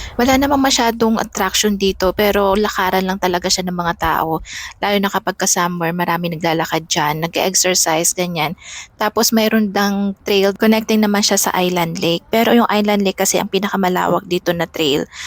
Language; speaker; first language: Filipino; non-native, local second language; Iloko